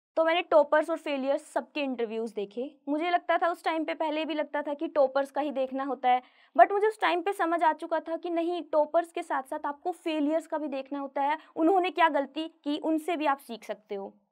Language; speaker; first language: Hindi; native; Hindi